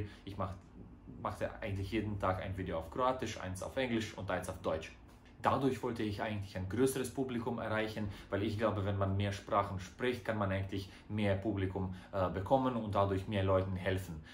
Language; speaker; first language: German; non-native, fluent; Croatian